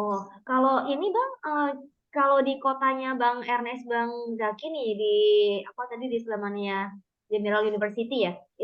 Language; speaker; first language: Indonesian; native; Indonesian